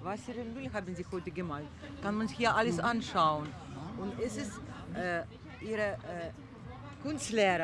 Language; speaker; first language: German; non-native, learner; Russian